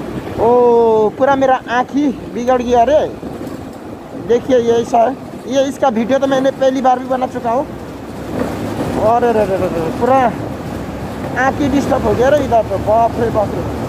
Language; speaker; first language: Hindi; non-native, learner; Nepali